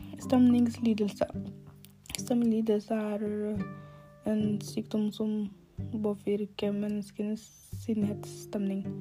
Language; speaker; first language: Norwegian; non-native, learner; Arabic